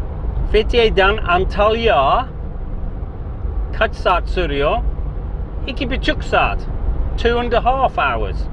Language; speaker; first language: Turkish; non-native, fluent; English